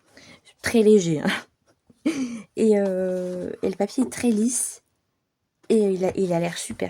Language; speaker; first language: French; native; French